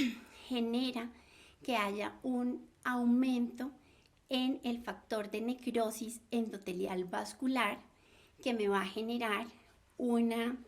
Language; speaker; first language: Spanish; native; Spanish